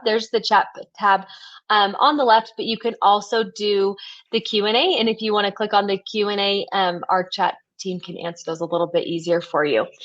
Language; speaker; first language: English; native; English